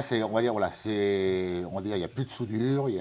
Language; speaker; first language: French; native; French